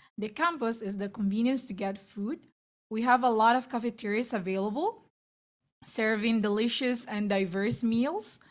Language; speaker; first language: English; non-native, fluent; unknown